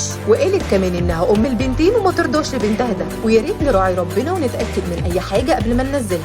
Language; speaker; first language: Arabic; native; Arabic